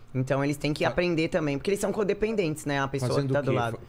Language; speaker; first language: Portuguese; native; Portuguese